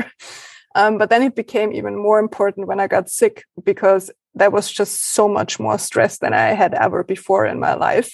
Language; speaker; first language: English; non-native, fluent; German